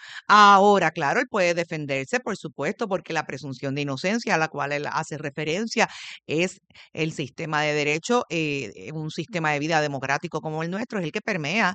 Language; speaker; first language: Spanish; native; Spanish